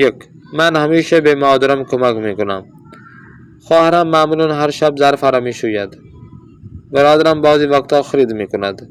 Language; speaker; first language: Persian; non-native, fluent; Urdu